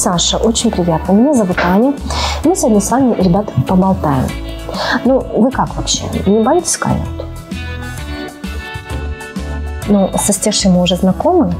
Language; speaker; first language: Russian; native; Russian